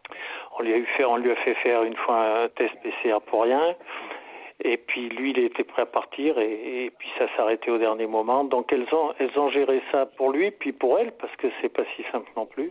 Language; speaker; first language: French; native; French